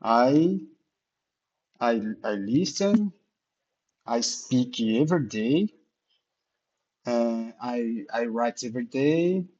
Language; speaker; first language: English; non-native, learner; Portuguese